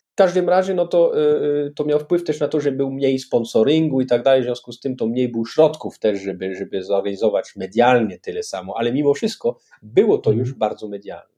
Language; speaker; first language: Polish; non-native, fluent; French